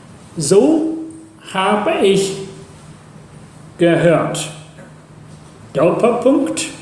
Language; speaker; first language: German; non-native, fluent; Chinese